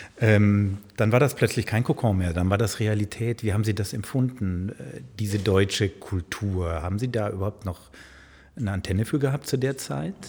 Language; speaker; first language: German; native; German